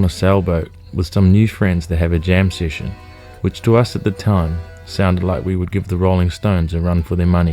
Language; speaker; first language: English; native; English